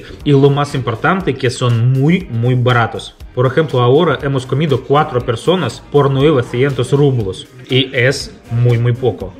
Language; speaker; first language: Spanish; non-native, fluent; Russian